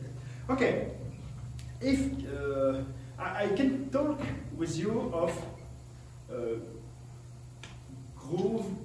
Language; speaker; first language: English; non-native, learner; French